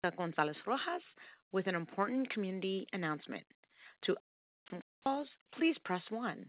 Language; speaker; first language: English; early bilingual, other home language; Spanish